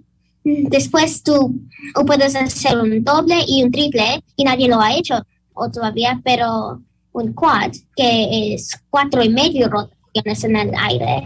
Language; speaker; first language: Spanish; early bilingual, heritage; Spanish